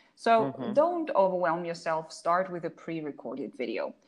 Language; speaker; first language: English; non-native, fluent; German